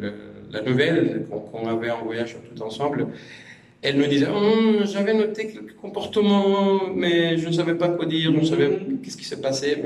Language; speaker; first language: French; non-native, fluent; Spanish